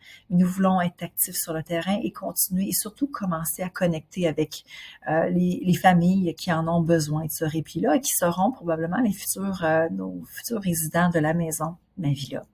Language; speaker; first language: French; native; French